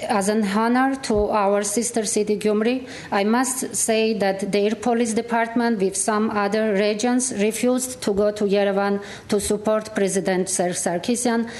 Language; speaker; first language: English; non-native, fluent; Armenian